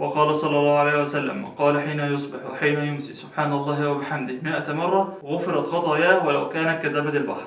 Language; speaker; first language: Arabic; native; Arabic